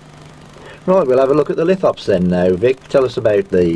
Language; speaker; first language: English; native; English